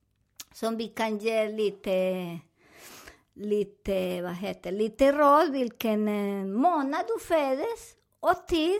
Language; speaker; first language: Swedish; non-native, learner; Spanish